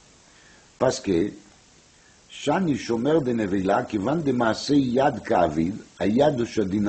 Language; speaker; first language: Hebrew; non-native, fluent; French